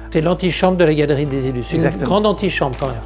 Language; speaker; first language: French; native; French